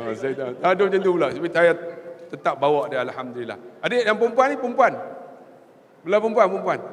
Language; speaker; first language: Malay; native; Malay